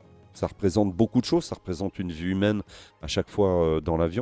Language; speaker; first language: French; native; French